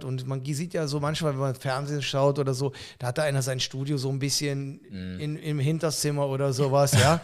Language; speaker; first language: German; native; German